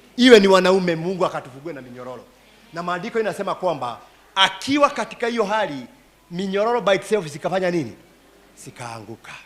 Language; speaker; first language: Swahili; non-native, local second language; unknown